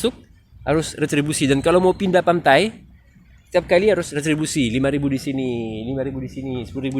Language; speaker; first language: Indonesian; non-native, fluent; French